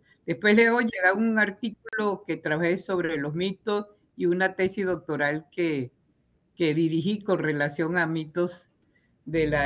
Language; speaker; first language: Spanish; native; Spanish